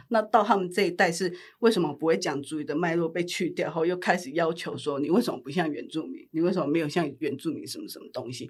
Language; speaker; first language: Chinese; native; Chinese